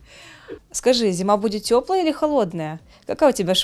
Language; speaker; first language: Russian; native; Russian